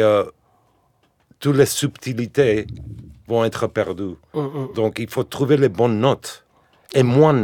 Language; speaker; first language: French; non-native, fluent; English